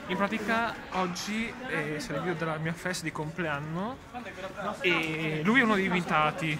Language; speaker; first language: Italian; native; Italian